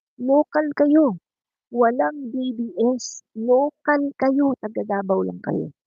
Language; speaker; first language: Filipino; non-native, local second language; Cebuano